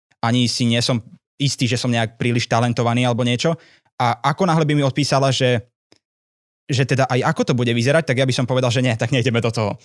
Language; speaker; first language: Slovak; native; Slovak